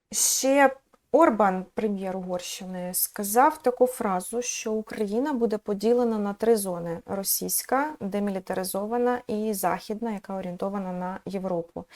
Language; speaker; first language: Ukrainian; native; Ukrainian